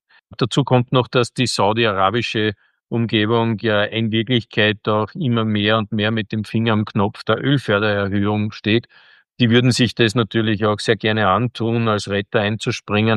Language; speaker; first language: German; native; German